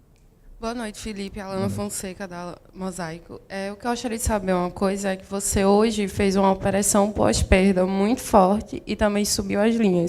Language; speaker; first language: Portuguese; native; Portuguese